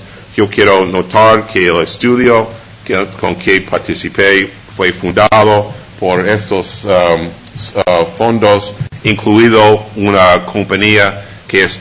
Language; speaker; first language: Spanish; non-native, fluent; English